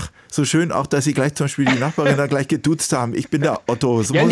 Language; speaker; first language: German; native; German